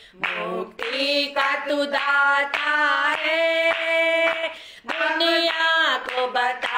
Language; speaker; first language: Hindi; non-native, local second language; Gujarati